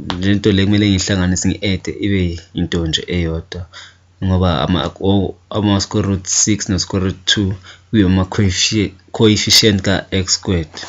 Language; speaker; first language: Zulu; native; Zulu